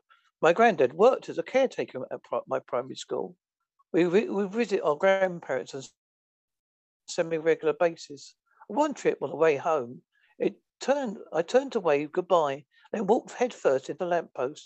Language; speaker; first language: English; native; English